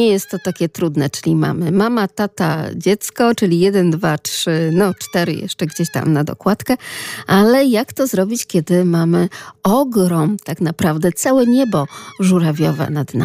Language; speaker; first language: Polish; native; Polish